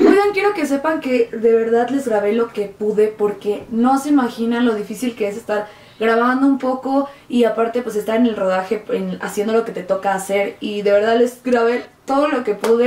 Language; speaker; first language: Spanish; native; Spanish